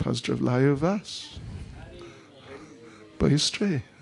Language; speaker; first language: Russian; non-native, learner; English